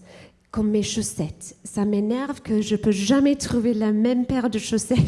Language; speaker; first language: French; non-native, fluent; English